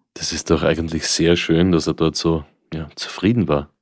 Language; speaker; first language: German; native; German